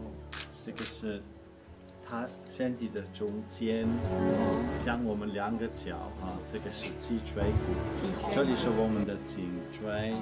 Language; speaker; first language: Chinese; non-native, fluent; German